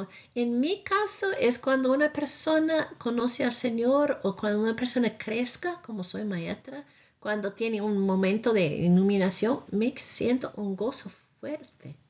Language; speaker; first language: Spanish; non-native, fluent; English